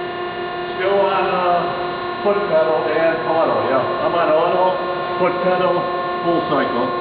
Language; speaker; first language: English; native; English